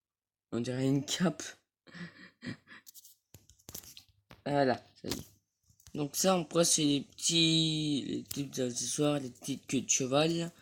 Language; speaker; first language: French; native; French